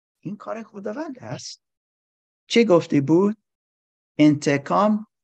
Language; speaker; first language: Persian; non-native, learner; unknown